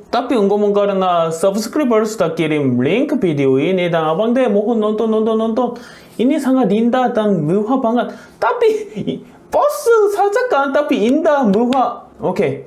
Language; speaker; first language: Indonesian; non-native, learner; Korean